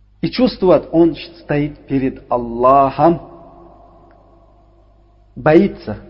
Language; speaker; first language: Russian; non-native, learner; Uzbek